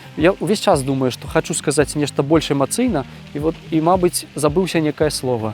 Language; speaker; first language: Belarusian; native; Belarusian